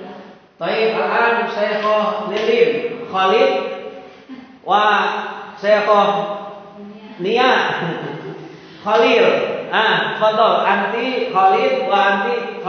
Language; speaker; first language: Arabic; non-native, fluent; Indonesian